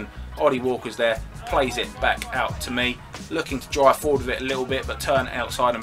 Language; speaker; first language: English; native; English